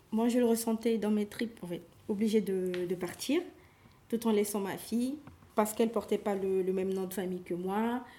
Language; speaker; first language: French; non-native, local second language; Sango